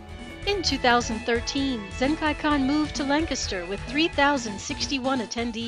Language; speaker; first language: English; native; English